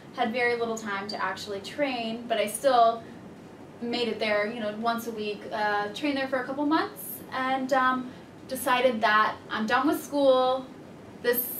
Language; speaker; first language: English; native; English